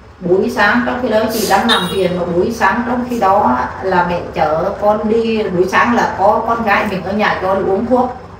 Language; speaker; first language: Vietnamese; non-native, local second language; Eastern Cham